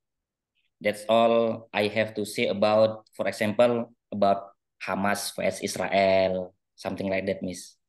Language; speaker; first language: English; non-native, learner; Indonesian